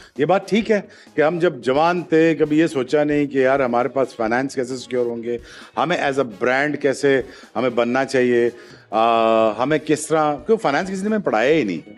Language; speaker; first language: Urdu; non-native, local second language; Punjabi